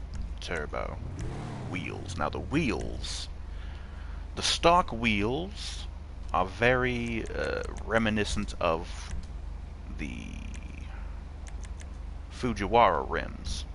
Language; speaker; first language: English; native; English